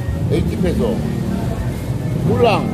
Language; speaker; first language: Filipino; non-native, learner; Korean